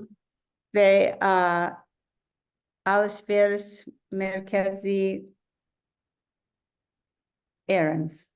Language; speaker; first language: Turkish; non-native, learner; English